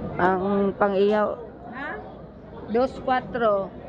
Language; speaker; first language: Filipino; native; Filipino